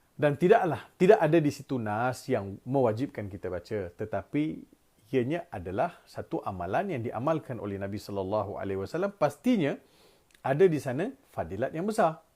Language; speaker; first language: Malay; non-native, local second language; Tamil